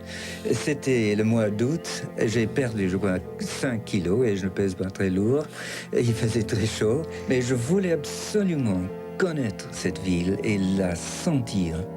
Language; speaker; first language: French; non-native, fluent; English